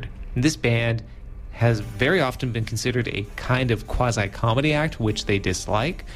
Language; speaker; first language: English; native; English